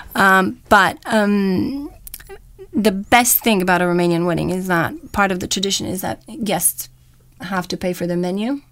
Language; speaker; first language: English; non-native, fluent; Romanian